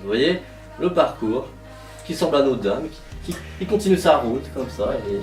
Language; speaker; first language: French; native; French